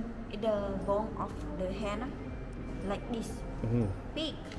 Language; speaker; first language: English; non-native, learner; Khmer